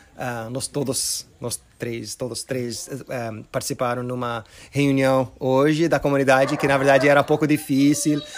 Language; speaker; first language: Portuguese; early bilingual, other home language; Arabic